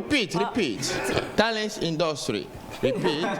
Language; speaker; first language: English; non-native, learner; French